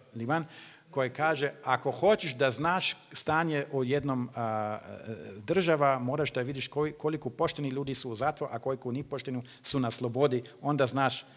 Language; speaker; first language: Bosnian; non-native, learner; German